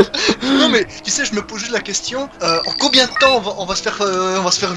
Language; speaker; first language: French; native; French